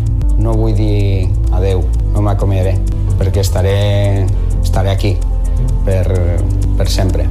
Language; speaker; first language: Catalan; non-native, learner; Spanish